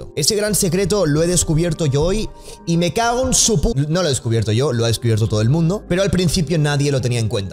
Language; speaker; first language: Spanish; native; Spanish